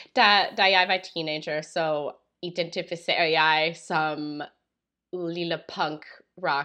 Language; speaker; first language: Danish; non-native, learner; English